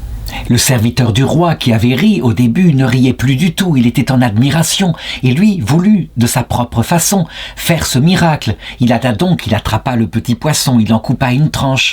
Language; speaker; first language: French; native; French